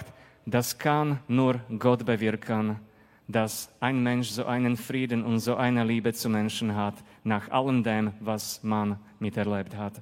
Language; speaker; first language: German; non-native, fluent; Slovak